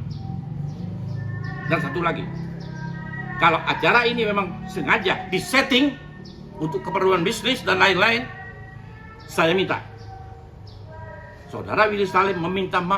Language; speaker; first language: Indonesian; native; Indonesian